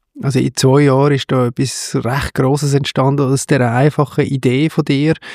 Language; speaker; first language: German; native; German